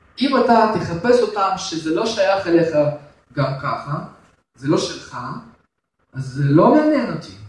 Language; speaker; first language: Hebrew; non-native, fluent; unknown